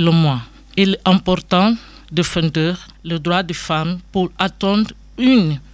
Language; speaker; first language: French; non-native, fluent; Portuguese